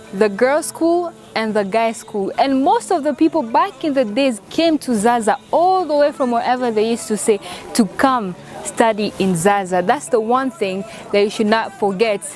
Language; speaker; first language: English; non-native, local second language; Kinyarwanda